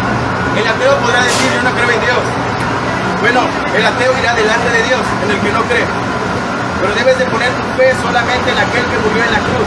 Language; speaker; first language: Spanish; native; Spanish